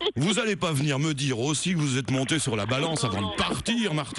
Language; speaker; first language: French; native; French